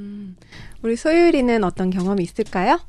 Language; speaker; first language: Korean; native; Korean